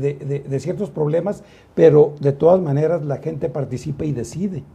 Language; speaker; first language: Spanish; native; Spanish